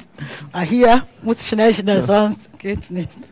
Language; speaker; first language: German; non-native, learner; Akan